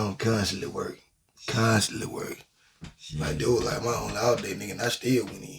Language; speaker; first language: English; native; English